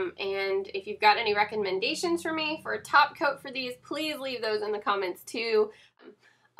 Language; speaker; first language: English; native; English